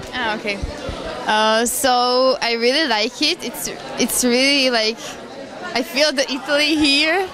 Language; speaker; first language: English; non-native, fluent; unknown